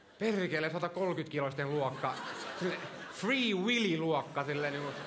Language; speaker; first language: Finnish; non-native, local second language; Swedish